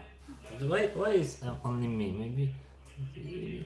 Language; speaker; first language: English; non-native, learner; Polish